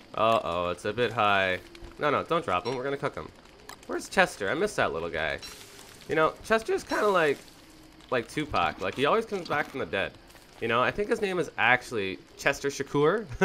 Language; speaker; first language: English; native; English